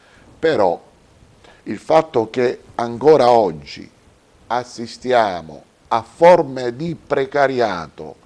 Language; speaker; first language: Italian; native; Italian